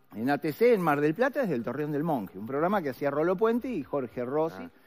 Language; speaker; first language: Spanish; native; Spanish